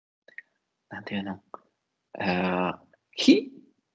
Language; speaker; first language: Japanese; non-native, learner; Italian